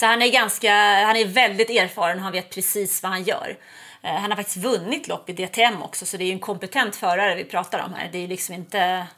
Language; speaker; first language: Swedish; native; Swedish